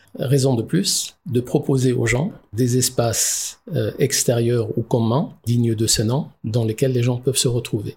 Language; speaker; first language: French; non-native, local second language; Arabic